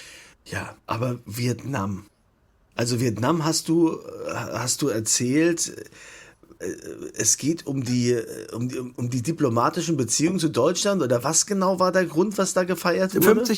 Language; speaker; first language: German; native; German